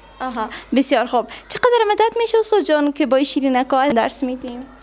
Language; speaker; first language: Persian; native; Persian